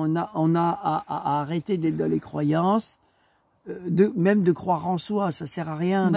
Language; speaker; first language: French; native; French